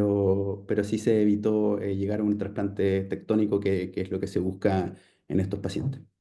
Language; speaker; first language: Spanish; native; Spanish